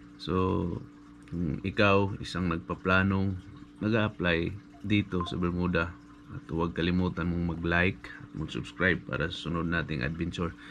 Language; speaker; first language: Filipino; non-native, local second language; Cebuano